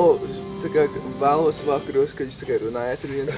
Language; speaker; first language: Latvian; early bilingual, heritage; Latvian